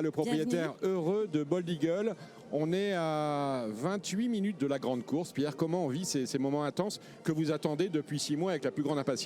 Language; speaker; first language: French; native; French